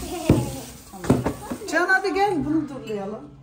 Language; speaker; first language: Turkish; early bilingual, heritage; Turkish